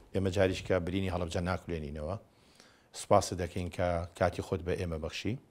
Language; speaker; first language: Central Kurdish; native; Central Kurdish